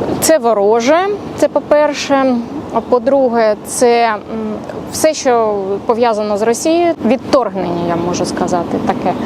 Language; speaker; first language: Ukrainian; non-native, local second language; Russian